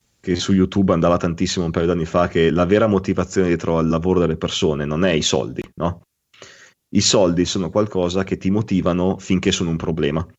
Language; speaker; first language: Italian; native; Italian